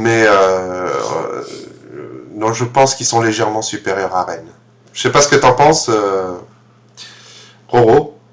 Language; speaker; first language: French; native; French